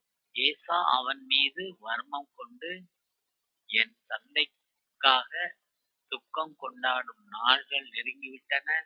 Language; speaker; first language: Tamil; native; Tamil